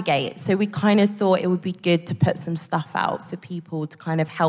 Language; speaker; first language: English; native; English